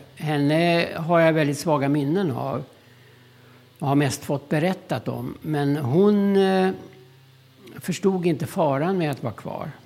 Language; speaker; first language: Swedish; early bilingual, other home language; German